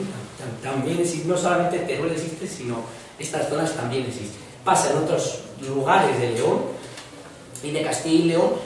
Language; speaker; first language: Spanish; native; Spanish